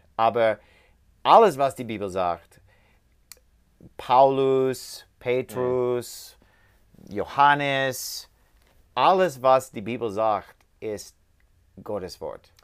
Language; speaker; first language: German; non-native, learner; English